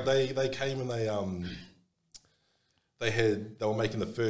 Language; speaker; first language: English; native; English